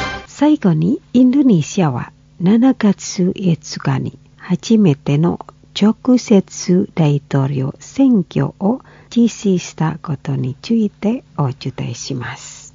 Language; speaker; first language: Japanese; non-native, fluent; Indonesian